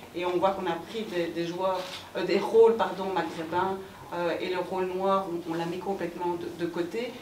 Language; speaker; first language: French; native; French